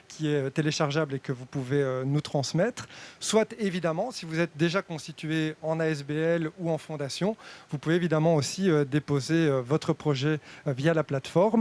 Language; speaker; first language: French; native; French